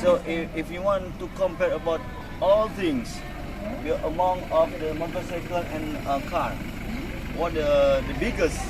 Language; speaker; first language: English; non-native, learner; Indonesian